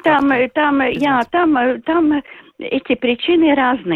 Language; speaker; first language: Russian; non-native, local second language; Latvian